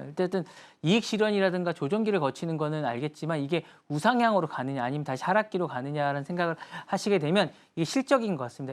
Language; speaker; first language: Korean; native; Korean